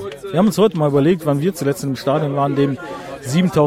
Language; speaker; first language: German; native; German